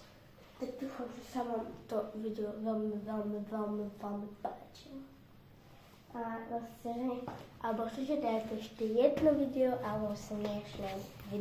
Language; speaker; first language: Slovak; non-native, local second language; Romany